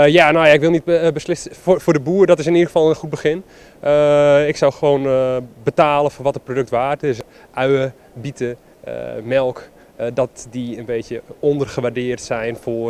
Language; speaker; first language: Dutch; native; Dutch